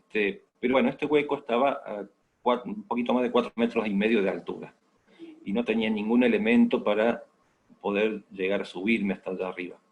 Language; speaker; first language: Spanish; native; Spanish